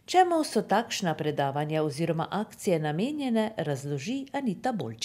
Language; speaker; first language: Slovenian; native; Slovenian